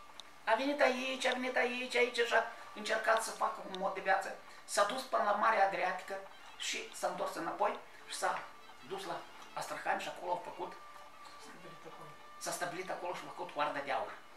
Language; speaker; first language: Romanian; native; Romanian